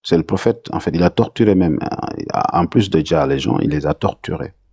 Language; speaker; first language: French; non-native, local second language; Wolof